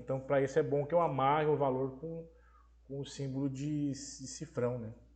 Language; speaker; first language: Portuguese; native; Portuguese